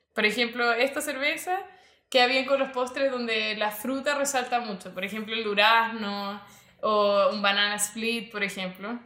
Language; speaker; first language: Spanish; native; Spanish